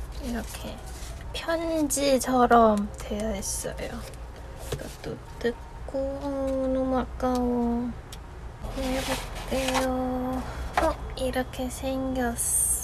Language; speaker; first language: Korean; non-native, fluent; Chinese